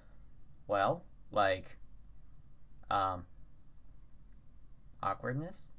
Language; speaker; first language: English; native; English